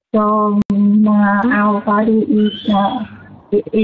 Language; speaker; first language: English; non-native, learner; Vietnamese